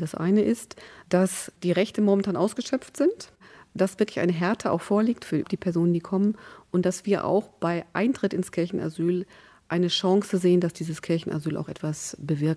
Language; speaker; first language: German; native; German